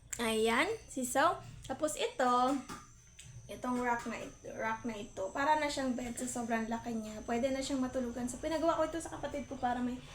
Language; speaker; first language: Filipino; non-native, local second language; Cebuano